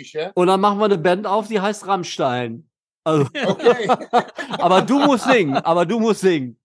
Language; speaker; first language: German; native; German